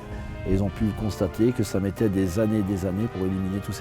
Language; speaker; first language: French; native; French